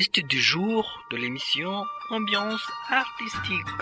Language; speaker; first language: French; non-native, local second language; Rundi